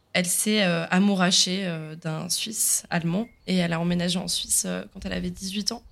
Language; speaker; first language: French; early bilingual, other home language; Swiss German